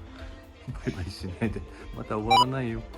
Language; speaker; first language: Japanese; native; Japanese